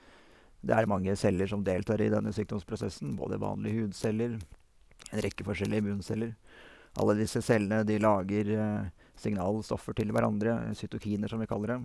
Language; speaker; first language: Norwegian; native; Norwegian